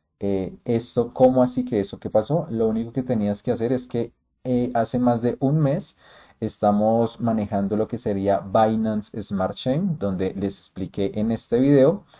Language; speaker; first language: Spanish; native; Spanish